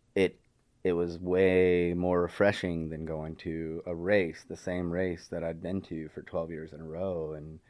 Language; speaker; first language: English; native; English